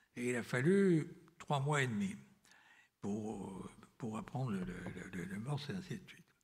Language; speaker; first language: French; native; French